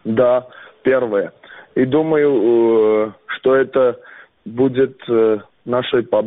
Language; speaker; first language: Russian; non-native, learner; Armenian